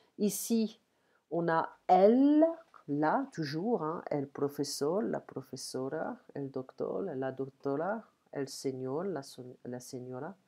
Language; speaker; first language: Spanish; non-native, learner; French